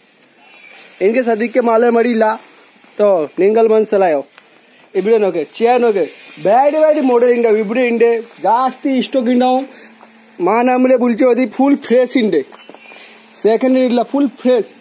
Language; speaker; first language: Malayalam; non-native, learner; Hindi